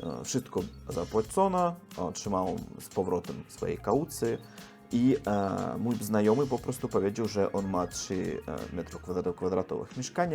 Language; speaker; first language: Polish; non-native, learner; Russian